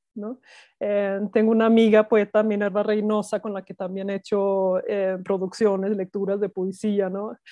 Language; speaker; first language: Spanish; non-native, fluent; Swedish